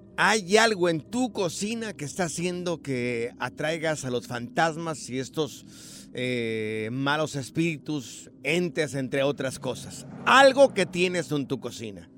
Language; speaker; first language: Spanish; native; Spanish